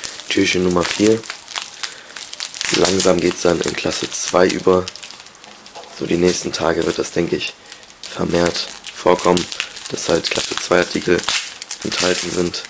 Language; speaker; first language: German; native; German